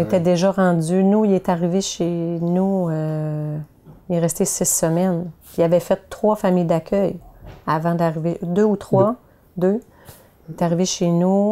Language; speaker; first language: French; native; French